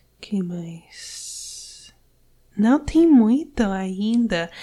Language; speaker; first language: Portuguese; non-native, learner; English